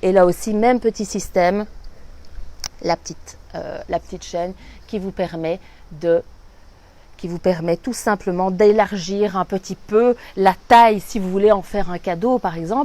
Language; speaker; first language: French; native; French